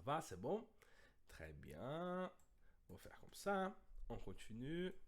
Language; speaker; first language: French; non-native, fluent; Portuguese